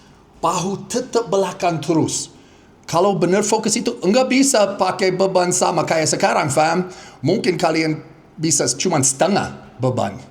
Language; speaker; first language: Indonesian; non-native, fluent; English